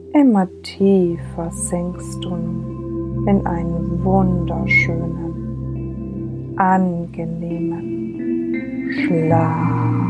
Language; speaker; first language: German; native; German